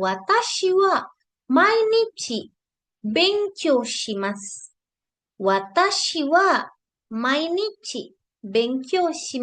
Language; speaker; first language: Japanese; non-native, fluent; Indonesian